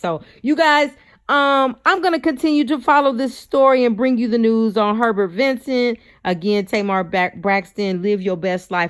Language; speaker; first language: English; native; English